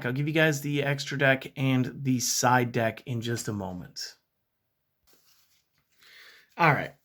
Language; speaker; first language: English; native; English